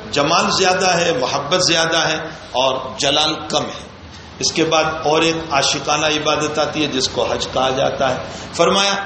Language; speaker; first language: Urdu; native; Urdu